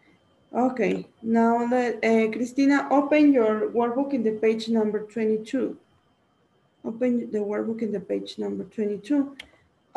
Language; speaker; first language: English; non-native, learner; Spanish